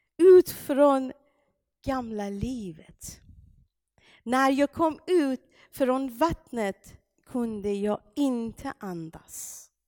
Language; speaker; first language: Swedish; non-native, fluent; Persian